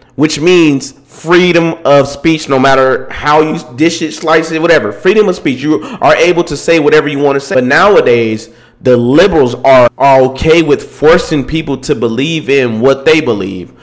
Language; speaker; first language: English; native; English